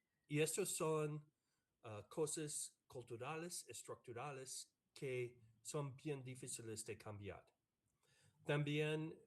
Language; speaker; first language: Spanish; non-native, fluent; English